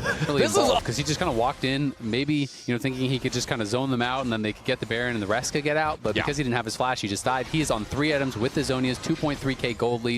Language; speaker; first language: English; native; English